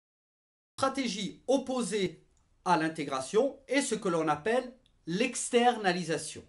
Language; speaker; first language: French; native; French